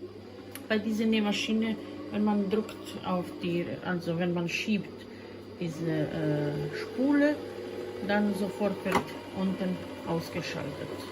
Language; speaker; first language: German; non-native, fluent; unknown